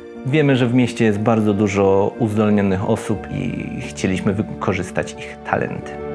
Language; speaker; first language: Polish; native; Polish